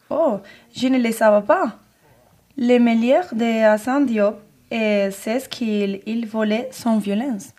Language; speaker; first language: French; non-native, learner; Spanish